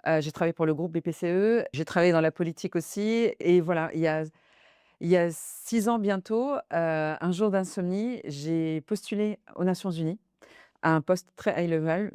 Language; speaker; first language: French; early bilingual, other home language; Arabic